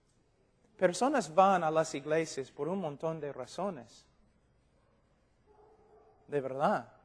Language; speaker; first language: Spanish; non-native, fluent; English